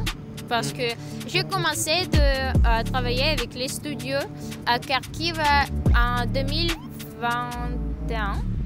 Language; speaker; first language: French; non-native, fluent; Ukrainian